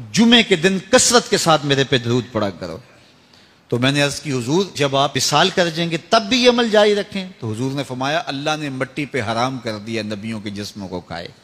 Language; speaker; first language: Urdu; non-native, local second language; Punjabi